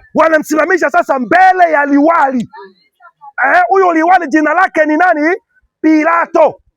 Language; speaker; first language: Swahili; non-native, local second language; Lingala